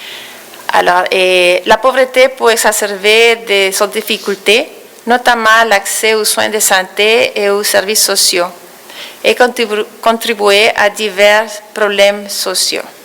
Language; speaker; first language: French; non-native, fluent; Spanish